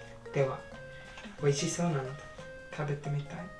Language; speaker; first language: Japanese; non-native, learner; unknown